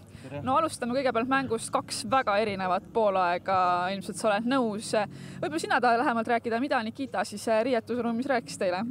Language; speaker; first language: Estonian; native; Estonian